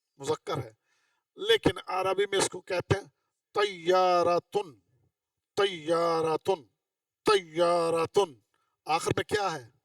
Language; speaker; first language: Urdu; non-native, local second language; Punjabi